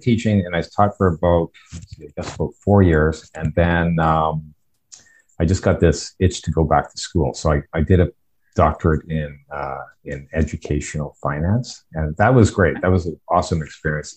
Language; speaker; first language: English; native; English